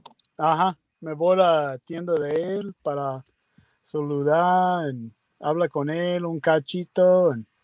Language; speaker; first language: Spanish; non-native, learner; English